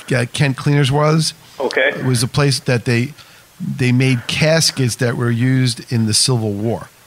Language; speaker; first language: English; native; English